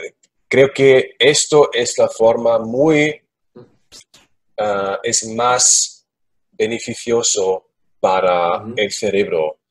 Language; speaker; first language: Spanish; non-native, learner; German